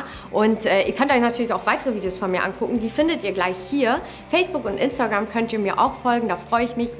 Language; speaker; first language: German; native; German